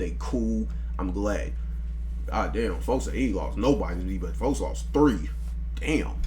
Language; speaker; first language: English; native; English